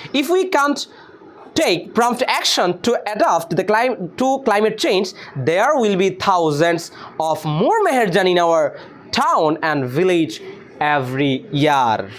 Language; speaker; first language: English; non-native, local second language; Bangla